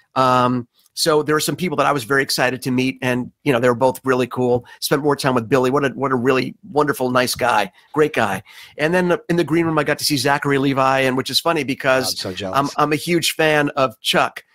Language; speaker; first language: English; native; English